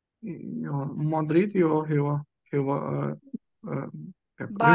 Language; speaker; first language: Finnish; non-native, learner; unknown